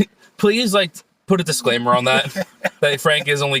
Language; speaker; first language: English; native; English